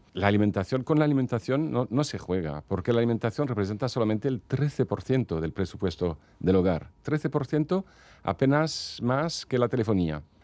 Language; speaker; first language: Spanish; non-native, fluent; French